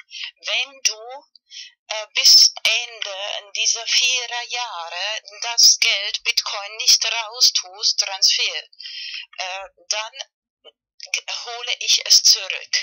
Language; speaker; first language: German; non-native, fluent; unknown